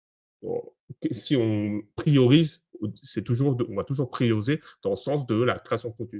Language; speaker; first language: French; native; French